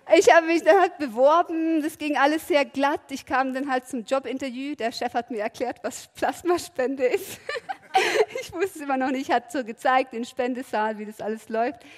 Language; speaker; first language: German; non-native, fluent; Norwegian